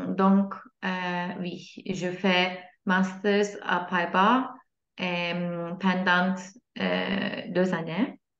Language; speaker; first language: French; non-native, learner; Turkish